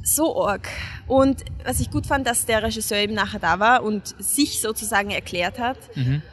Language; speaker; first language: German; non-native, fluent; Hungarian